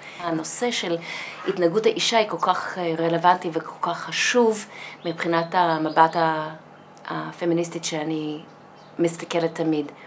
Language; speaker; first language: Hebrew; non-native, fluent; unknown